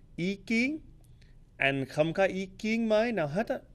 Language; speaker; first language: Vietnamese; non-native, learner; English